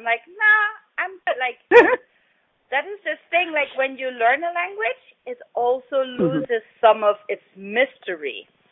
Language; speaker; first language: English; non-native, fluent; Dutch